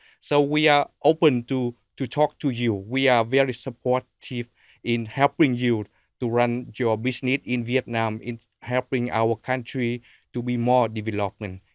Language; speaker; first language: English; non-native, learner; Vietnamese